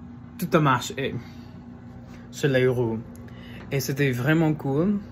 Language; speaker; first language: French; non-native, fluent; English